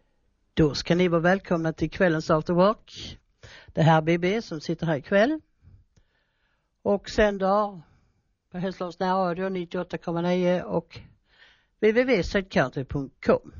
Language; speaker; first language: Swedish; native; Swedish